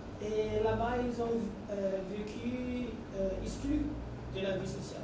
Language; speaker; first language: French; non-native, fluent; Portuguese